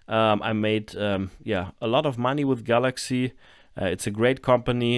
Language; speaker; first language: English; non-native, fluent; German